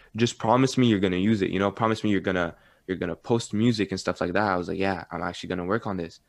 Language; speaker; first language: English; early bilingual, other home language; Arabic